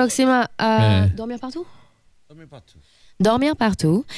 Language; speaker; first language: Spanish; non-native, learner; French